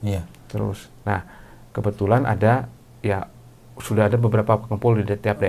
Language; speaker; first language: Indonesian; non-native, local second language; Sundanese